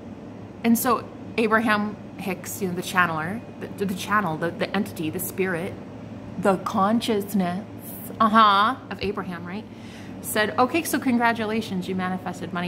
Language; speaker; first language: English; native; English